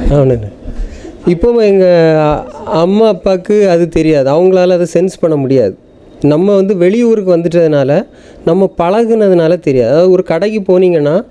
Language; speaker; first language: Tamil; native; Tamil